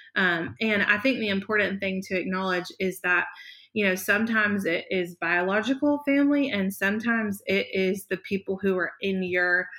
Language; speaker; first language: English; native; English